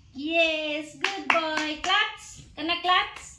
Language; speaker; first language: English; non-native, local second language; Telugu